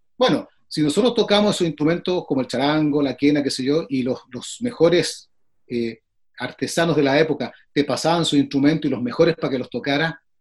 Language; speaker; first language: Spanish; native; Spanish